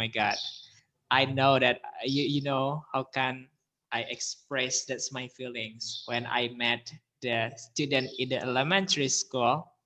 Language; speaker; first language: English; non-native, learner; Indonesian